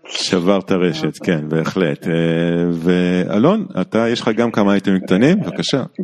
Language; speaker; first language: Hebrew; native; Hebrew